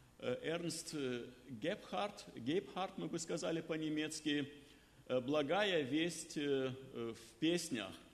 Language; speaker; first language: Russian; non-native, fluent; German